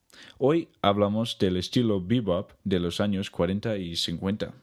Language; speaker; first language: Spanish; non-native, learner; English